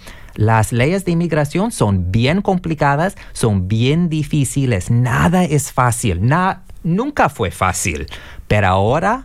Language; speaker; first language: Spanish; non-native, learner; English